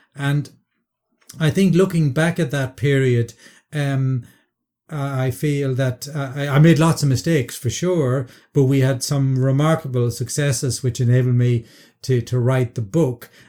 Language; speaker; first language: English; native; English